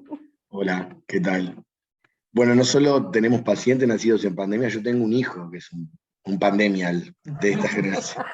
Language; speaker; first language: Spanish; native; Spanish